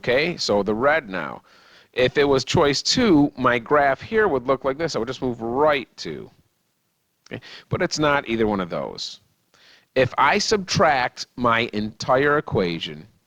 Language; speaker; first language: English; native; English